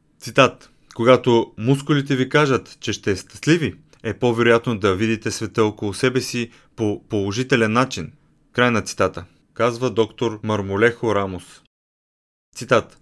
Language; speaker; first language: Bulgarian; native; Bulgarian